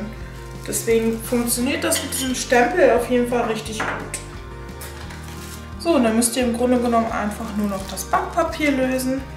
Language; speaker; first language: German; native; German